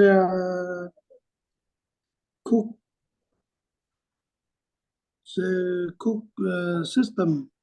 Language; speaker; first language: English; non-native, learner; Vietnamese